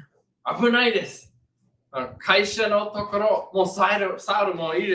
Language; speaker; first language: Japanese; non-native, learner; English